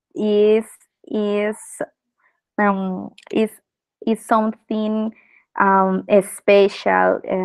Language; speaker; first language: English; non-native, learner; Spanish